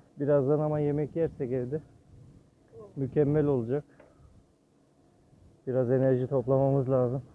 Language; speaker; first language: Turkish; early bilingual, heritage; Turkish